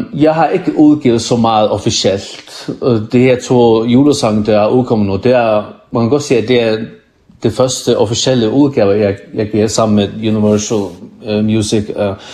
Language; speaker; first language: Danish; non-native, local second language; Faroese